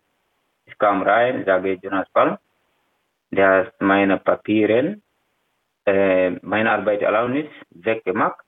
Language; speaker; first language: German; non-native, learner; Fula